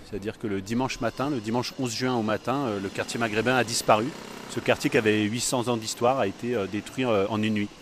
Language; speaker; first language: French; native; French